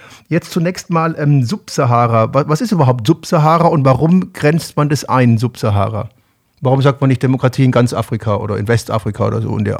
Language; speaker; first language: German; native; German